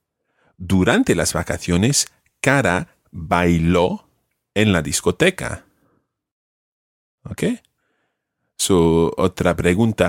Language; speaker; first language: Spanish; non-native, fluent; English